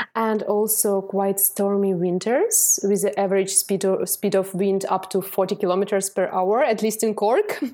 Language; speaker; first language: English; non-native, fluent; Ukrainian